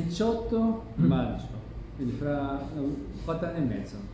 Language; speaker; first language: Italian; non-native, learner; Japanese